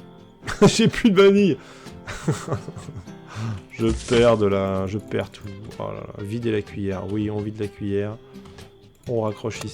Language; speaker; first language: French; native; French